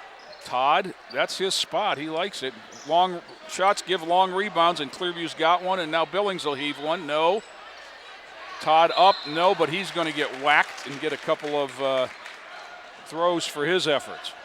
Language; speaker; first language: English; native; English